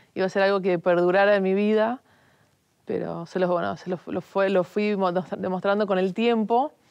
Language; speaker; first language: Spanish; native; Spanish